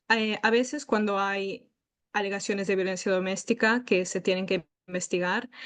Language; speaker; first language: Spanish; native; Spanish